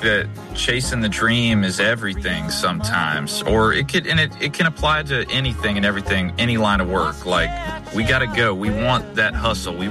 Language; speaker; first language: English; native; English